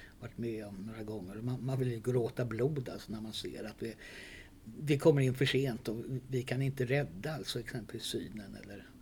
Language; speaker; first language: Swedish; native; Swedish